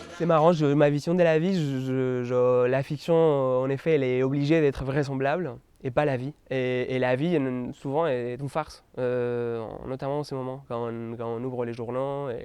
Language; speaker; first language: French; non-native, fluent; Spanish